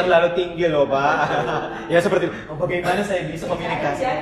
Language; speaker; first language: Indonesian; non-native, learner; Filipino